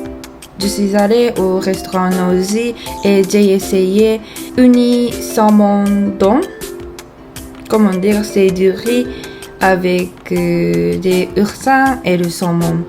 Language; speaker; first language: French; non-native, fluent; Japanese